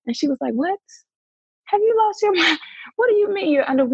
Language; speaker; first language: English; native; English